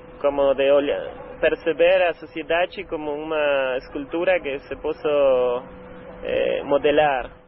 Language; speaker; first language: Portuguese; non-native, learner; Spanish